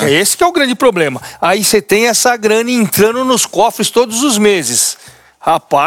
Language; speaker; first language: Portuguese; native; Portuguese